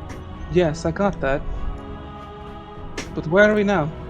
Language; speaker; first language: English; native; English